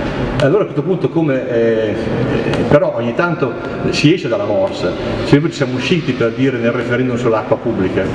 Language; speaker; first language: Italian; native; Italian